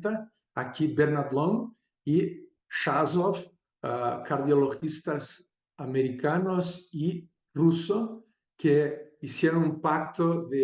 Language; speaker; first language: Spanish; non-native, fluent; Portuguese